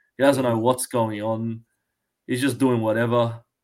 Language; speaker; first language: English; early bilingual, other home language; Greek